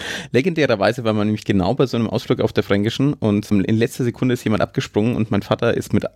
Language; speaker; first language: German; native; German